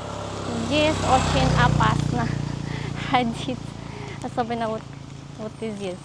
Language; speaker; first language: Russian; non-native, learner; Filipino